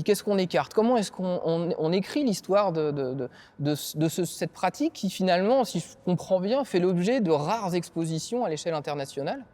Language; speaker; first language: French; native; French